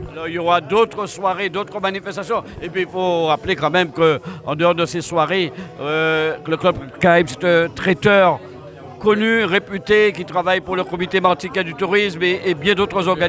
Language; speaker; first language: French; native; French